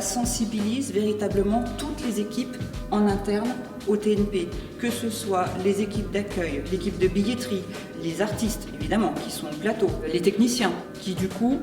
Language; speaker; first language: French; native; French